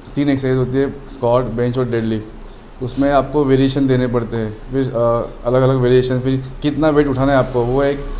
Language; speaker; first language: Hindi; non-native, local second language; Marathi